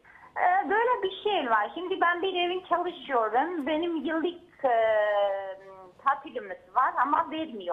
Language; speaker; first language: Turkish; non-native, learner; Armenian